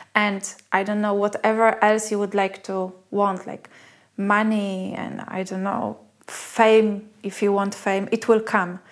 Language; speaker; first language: English; non-native, fluent; Polish